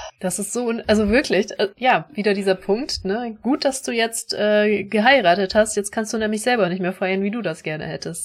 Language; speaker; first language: German; native; German